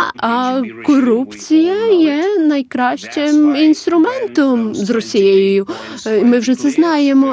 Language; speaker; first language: Ukrainian; non-native, learner; Lithuanian